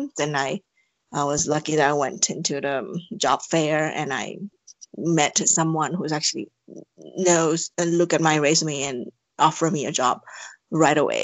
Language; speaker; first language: English; non-native, fluent; Thai